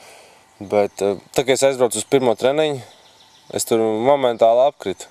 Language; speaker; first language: Latvian; native; Latvian